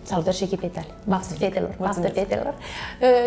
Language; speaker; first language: Romanian; native; Romanian